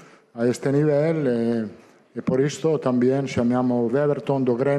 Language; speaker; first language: Portuguese; non-native, fluent; Italian